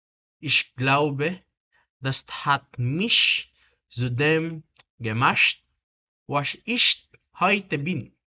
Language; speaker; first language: German; non-native, learner; Filipino